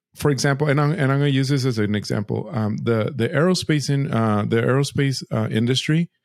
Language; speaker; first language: English; early bilingual, other home language; Spanish